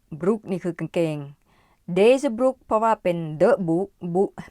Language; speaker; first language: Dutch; non-native, learner; Thai